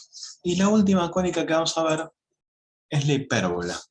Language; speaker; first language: Spanish; native; Spanish